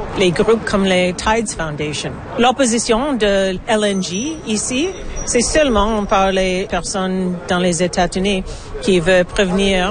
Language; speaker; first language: French; non-native, learner; English